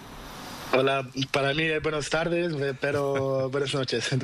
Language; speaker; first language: Spanish; non-native, learner; Portuguese